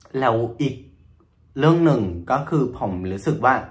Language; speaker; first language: Thai; non-native, fluent; Vietnamese